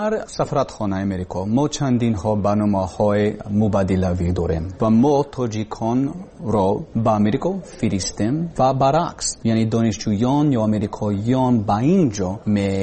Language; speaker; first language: Persian; non-native, learner; English